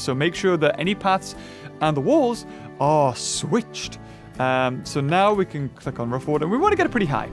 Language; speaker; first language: English; native; English